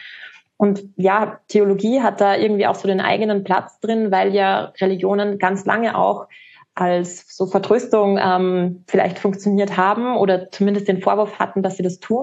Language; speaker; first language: German; native; German